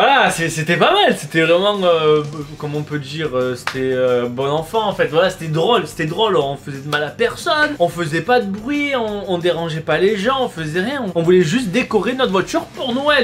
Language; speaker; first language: French; native; French